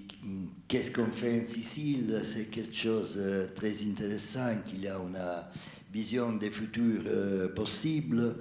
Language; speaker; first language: French; non-native, fluent; Italian